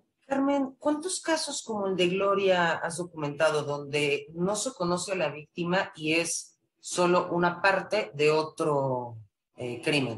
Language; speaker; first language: Spanish; native; Spanish